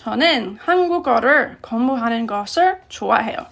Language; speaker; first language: Korean; non-native, fluent; English